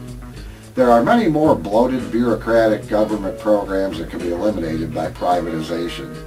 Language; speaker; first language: English; native; English